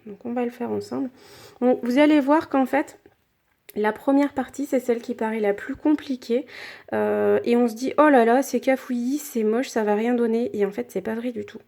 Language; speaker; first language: French; native; French